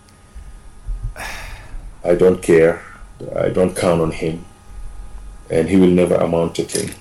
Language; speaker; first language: English; non-native, fluent; Wolof